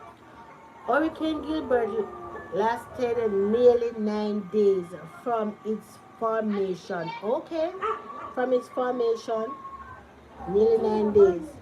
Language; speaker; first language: English; non-native, local second language; Jamaican Creole English